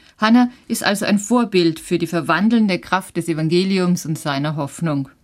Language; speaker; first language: German; native; German